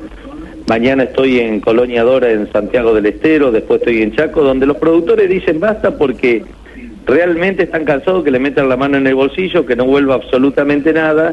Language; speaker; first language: Spanish; native; Spanish